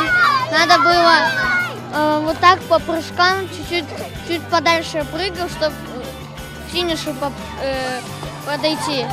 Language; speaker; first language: Russian; non-native, local second language; Tatar